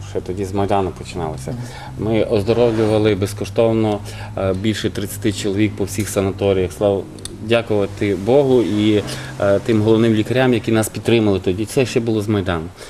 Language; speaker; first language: Ukrainian; native; Ukrainian